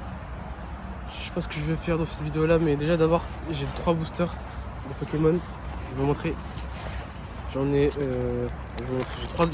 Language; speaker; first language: French; native; French